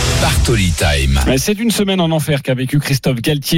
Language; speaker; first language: French; native; French